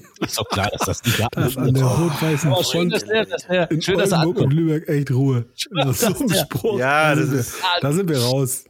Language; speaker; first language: German; native; German